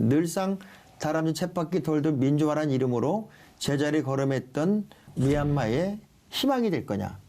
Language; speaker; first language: Korean; native; Korean